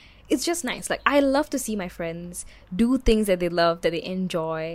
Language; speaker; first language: English; native; English